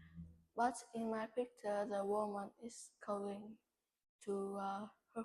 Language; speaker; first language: English; non-native, learner; Vietnamese